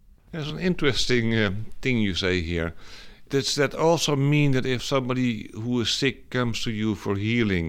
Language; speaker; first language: English; non-native, fluent; Dutch